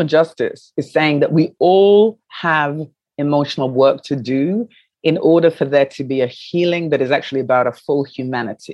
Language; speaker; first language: English; native; English